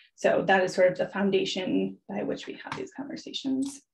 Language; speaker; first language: English; native; English